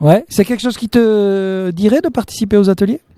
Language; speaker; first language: French; native; French